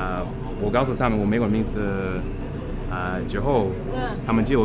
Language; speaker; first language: Chinese; non-native, fluent; English